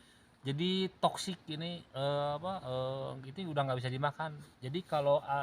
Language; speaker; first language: Indonesian; native; Indonesian